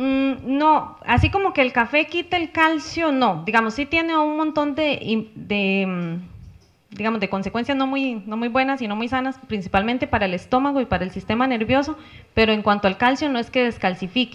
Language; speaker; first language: Spanish; native; Spanish